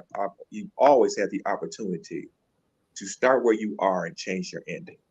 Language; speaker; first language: English; native; English